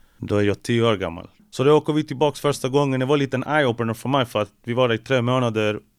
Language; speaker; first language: Swedish; early bilingual, other home language; Spanish